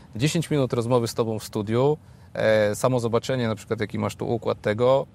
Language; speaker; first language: Polish; native; Polish